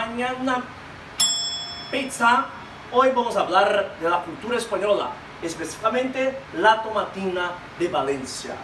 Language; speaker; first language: Spanish; non-native, fluent; Portuguese